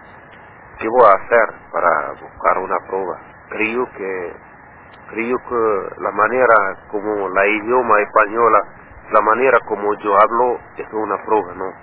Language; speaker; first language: Spanish; non-native, learner; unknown